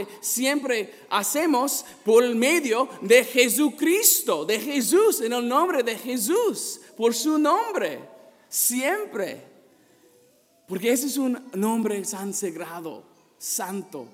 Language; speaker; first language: Spanish; non-native, fluent; English